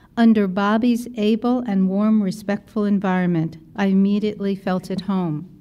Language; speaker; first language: English; native; English